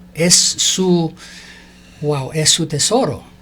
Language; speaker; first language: Spanish; non-native, learner; English